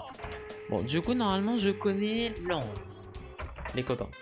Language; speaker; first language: French; native; French